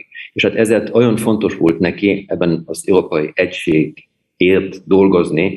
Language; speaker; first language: Hungarian; early bilingual, heritage; German